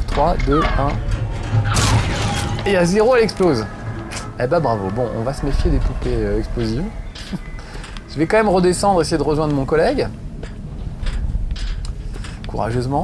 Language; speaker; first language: French; native; French